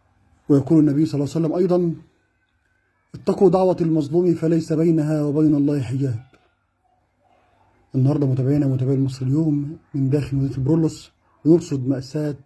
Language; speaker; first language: Arabic; native; Arabic